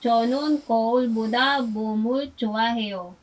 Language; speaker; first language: Korean; non-native, learner; Filipino